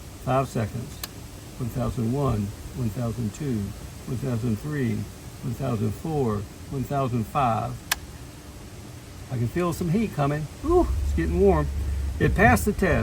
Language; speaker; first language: English; native; English